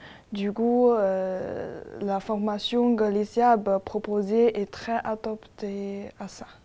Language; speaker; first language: French; non-native, learner; Chinese